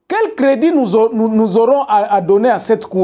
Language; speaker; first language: French; non-native, local second language; Lingala